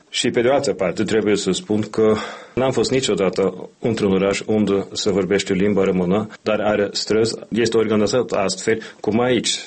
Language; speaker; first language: Romanian; non-native, fluent; Norwegian